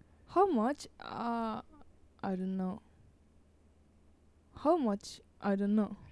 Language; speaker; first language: English; non-native, learner; Japanese